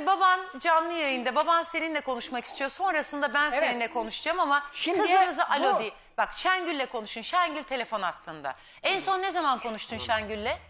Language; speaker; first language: Turkish; native; Turkish